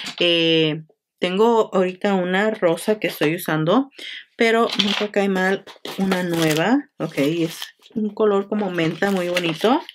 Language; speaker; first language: Spanish; early bilingual, heritage; Spanish